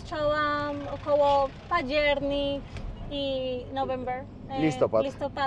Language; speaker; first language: Polish; non-native, learner; Spanish